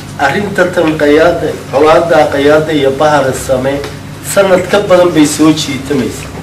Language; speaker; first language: Somali; native; Somali